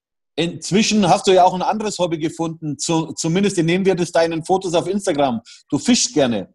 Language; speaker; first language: German; native; German